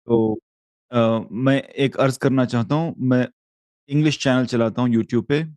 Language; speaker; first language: Hindi; early bilingual, heritage; Urdu